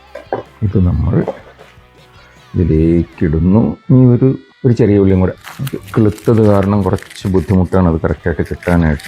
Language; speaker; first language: Malayalam; native; Malayalam